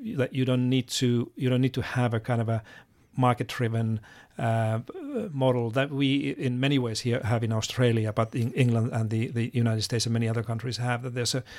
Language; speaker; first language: English; non-native, fluent; Finnish